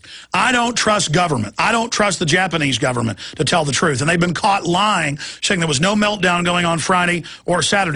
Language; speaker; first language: English; native; English